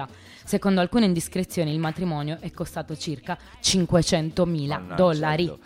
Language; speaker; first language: Italian; native; Italian